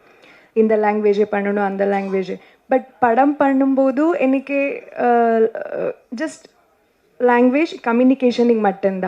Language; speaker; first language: Tamil; non-native, learner; Kannada